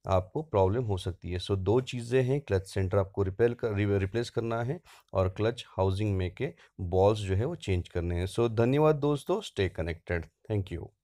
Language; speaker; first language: Hindi; non-native, local second language; Marathi